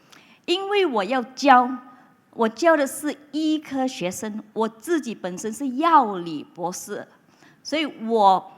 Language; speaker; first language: Chinese; non-native, local second language; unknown